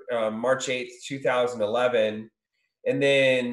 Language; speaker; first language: English; native; English